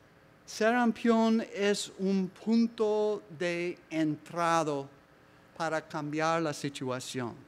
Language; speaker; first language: Spanish; non-native, learner; English